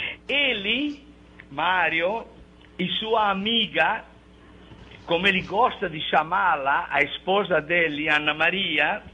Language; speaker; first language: Portuguese; non-native, fluent; Italian